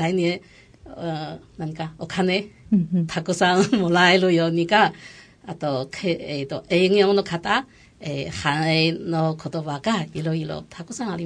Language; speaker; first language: Japanese; non-native, local second language; Chinese